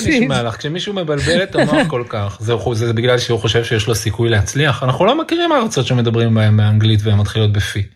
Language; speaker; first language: Hebrew; native; Hebrew